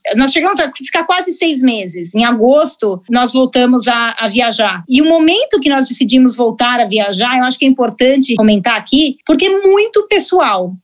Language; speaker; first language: Portuguese; early bilingual, heritage; Portuguese